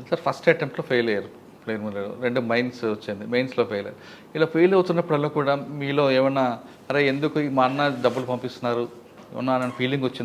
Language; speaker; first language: Telugu; native; Telugu